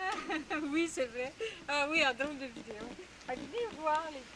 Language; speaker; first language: French; native; French